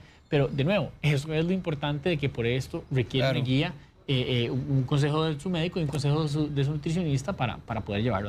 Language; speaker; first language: Spanish; native; Spanish